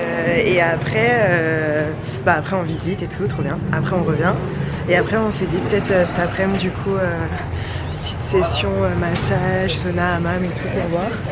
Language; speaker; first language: French; native; French